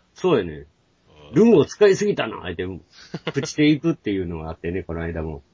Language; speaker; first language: Japanese; native; Japanese